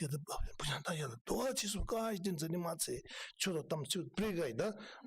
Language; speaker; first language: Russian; non-native, learner; Tibetan